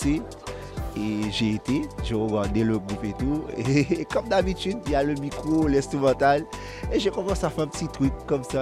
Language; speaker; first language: French; non-native, local second language; Haitian Creole